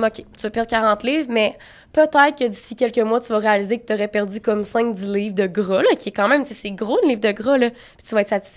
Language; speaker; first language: French; native; French